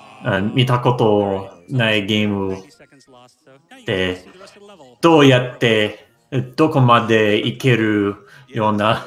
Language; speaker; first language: Japanese; non-native, learner; English